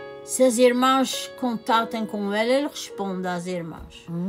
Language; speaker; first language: Portuguese; native; Portuguese